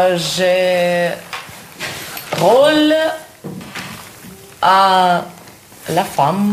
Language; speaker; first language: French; non-native, learner; Russian